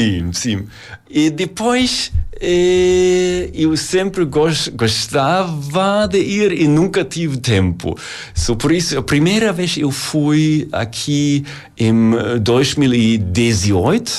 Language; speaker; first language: Portuguese; non-native, learner; German